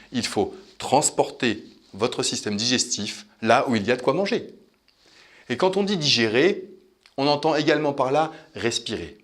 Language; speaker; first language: French; native; French